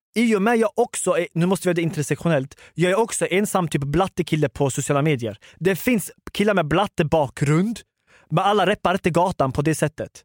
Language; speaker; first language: Swedish; early bilingual, other home language; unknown